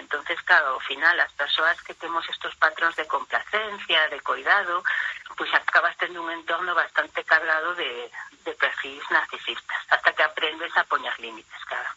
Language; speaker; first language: Galician; non-native, local second language; Spanish